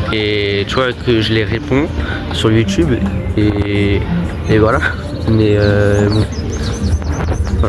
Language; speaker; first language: French; early bilingual, other home language; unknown